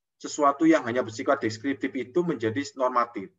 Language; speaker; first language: Indonesian; native; Indonesian